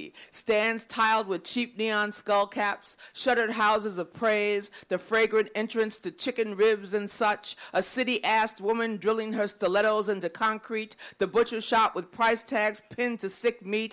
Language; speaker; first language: English; native; English